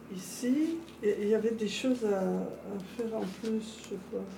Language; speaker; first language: French; non-native, fluent; Persian